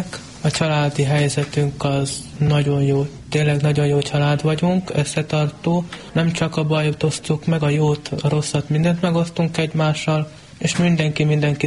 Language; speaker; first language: Hungarian; native; Hungarian